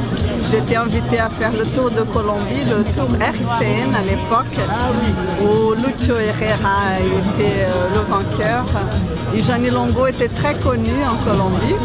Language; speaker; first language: French; non-native, fluent; Portuguese